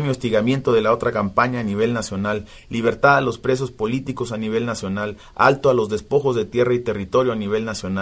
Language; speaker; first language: Spanish; native; Spanish